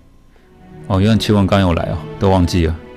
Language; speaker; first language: Chinese; native; Chinese